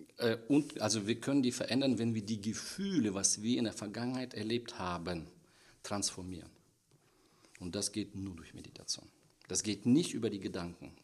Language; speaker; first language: German; non-native, fluent; Russian